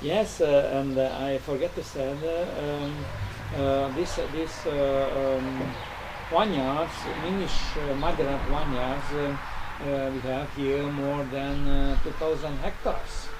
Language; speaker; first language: English; non-native, learner; Romanian